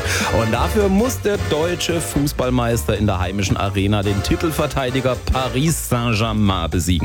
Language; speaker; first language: German; native; German